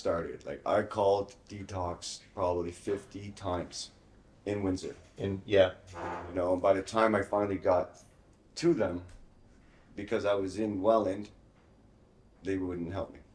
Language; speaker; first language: English; native; English